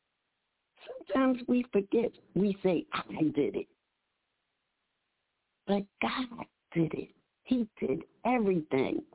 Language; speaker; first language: English; native; English